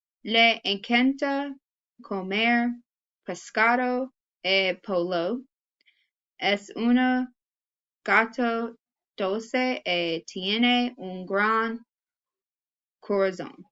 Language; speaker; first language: Spanish; non-native, learner; English